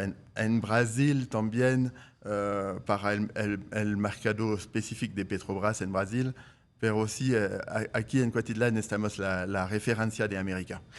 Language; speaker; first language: Spanish; non-native, fluent; French